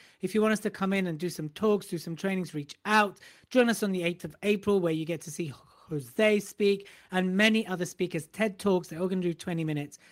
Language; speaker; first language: English; native; English